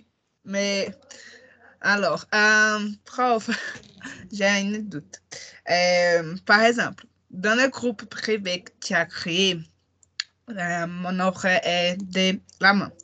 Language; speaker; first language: French; non-native, learner; Portuguese